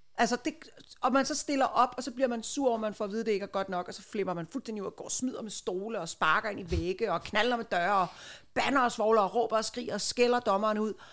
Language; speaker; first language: Danish; native; Danish